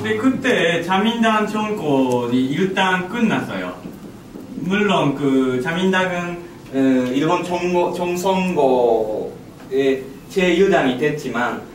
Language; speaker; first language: Korean; non-native, learner; Japanese